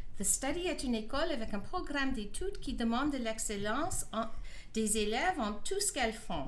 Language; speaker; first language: French; non-native, fluent; English